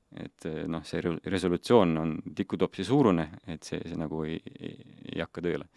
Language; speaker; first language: Estonian; non-native, local second language; Russian